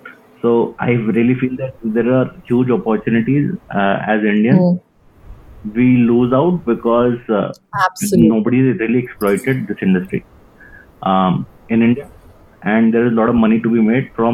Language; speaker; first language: English; non-native, local second language; Hindi